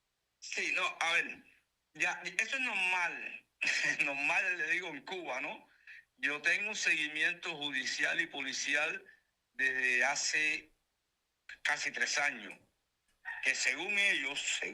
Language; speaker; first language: Spanish; native; Spanish